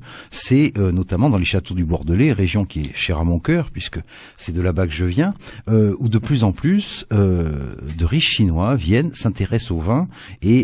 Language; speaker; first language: French; native; French